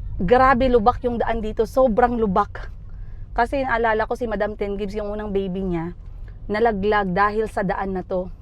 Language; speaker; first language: Filipino; non-native, local second language; Cebuano